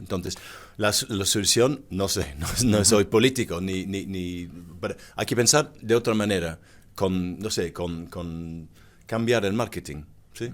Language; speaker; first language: Spanish; non-native, fluent; English